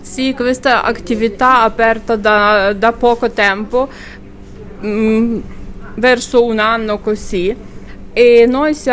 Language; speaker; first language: Italian; non-native, learner; Ukrainian